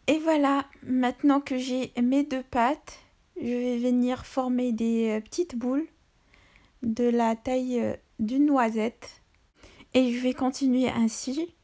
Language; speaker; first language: French; non-native, local second language; Arabic